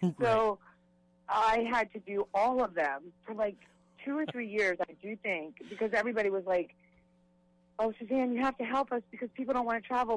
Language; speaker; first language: English; native; English